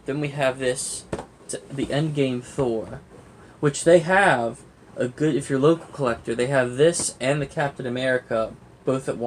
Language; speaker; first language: English; native; English